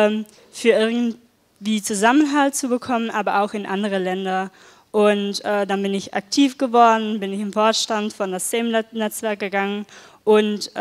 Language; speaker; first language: German; non-native, fluent; Dutch